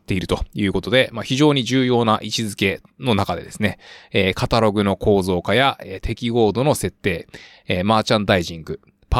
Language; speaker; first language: Japanese; native; Japanese